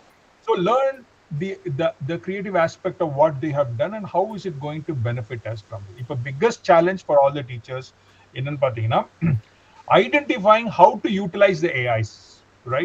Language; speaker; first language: English; non-native, local second language; Tamil